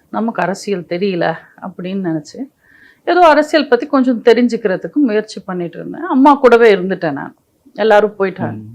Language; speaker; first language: Tamil; non-native, local second language; Telugu